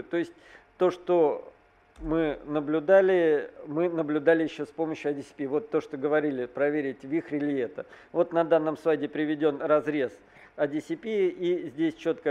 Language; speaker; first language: Russian; native; Russian